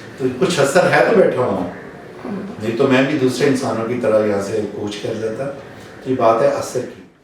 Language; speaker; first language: Urdu; non-native, local second language; Punjabi